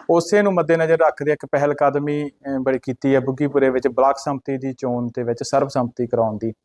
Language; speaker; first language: Punjabi; native; Punjabi